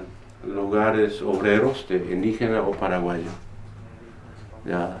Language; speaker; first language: Spanish; non-native, local second language; Plautdietsch